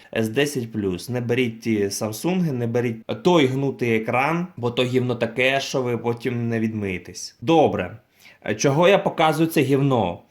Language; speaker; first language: Ukrainian; non-native, local second language; Russian